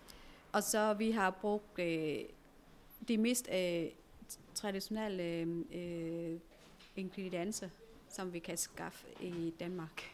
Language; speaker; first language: Danish; non-native, fluent; Vietnamese